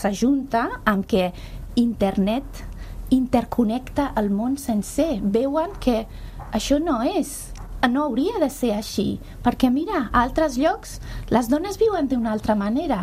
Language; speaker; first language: Catalan; non-native, fluent; Persian